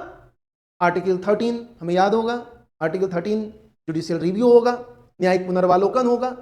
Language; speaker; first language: Hindi; native; Hindi